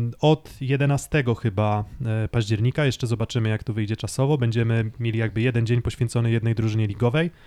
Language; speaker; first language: Polish; native; Polish